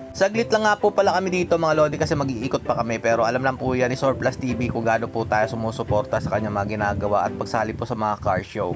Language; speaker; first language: Filipino; non-native, local second language; Cebuano